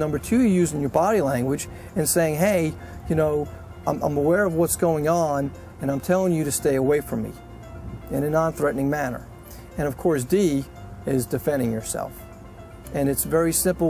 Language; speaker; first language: English; native; English